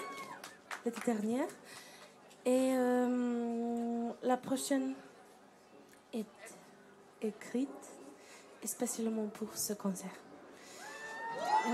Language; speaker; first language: French; non-native, learner; Icelandic